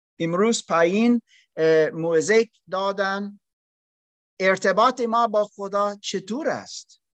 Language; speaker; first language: Persian; non-native, learner; German